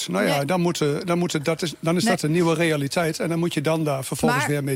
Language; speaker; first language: Dutch; native; Dutch